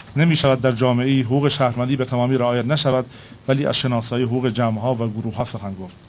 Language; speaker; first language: Persian; non-native, local second language; Kurdish